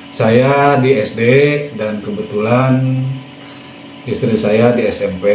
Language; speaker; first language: Indonesian; non-native, local second language; Sundanese